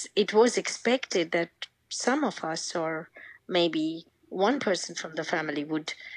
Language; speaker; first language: English; non-native, local second language; Bangla